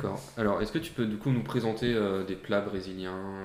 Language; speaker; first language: French; native; French